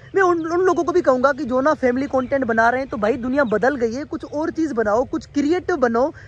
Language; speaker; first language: Urdu; non-native, local second language; Sindhi